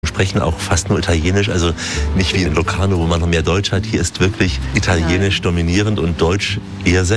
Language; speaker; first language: German; native; German